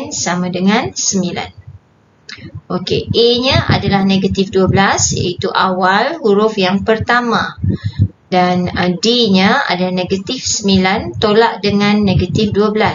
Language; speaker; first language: Malay; native; Malay